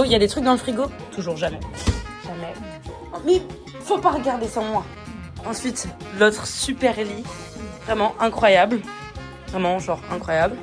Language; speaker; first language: French; native; French